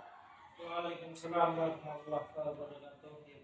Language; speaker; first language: Indonesian; native; Indonesian